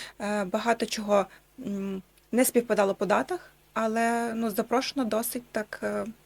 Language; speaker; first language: Ukrainian; native; Ukrainian